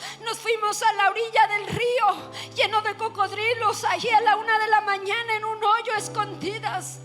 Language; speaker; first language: Spanish; native; Spanish